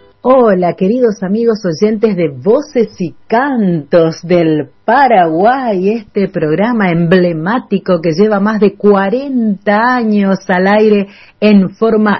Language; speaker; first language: Spanish; native; Spanish